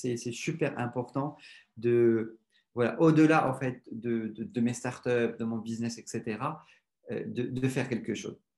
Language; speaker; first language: French; non-native, local second language; Arabic